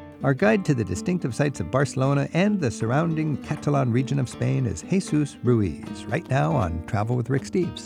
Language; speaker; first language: English; native; English